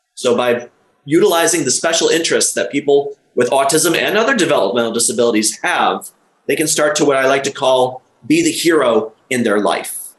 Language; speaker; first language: English; native; English